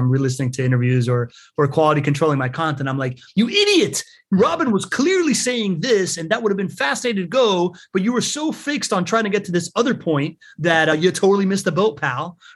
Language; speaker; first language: English; early bilingual, other home language; Spanish